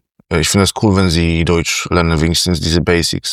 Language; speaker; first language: German; non-native, fluent; Polish